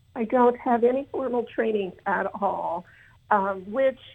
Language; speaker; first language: English; native; English